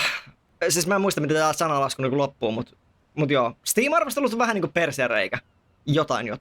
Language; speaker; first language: Finnish; native; Finnish